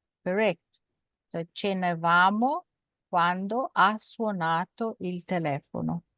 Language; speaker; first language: Italian; non-native, fluent; English